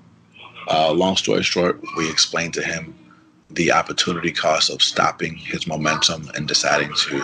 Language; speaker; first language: English; early bilingual, other home language; Spanish